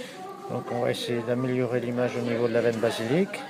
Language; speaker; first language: French; native; French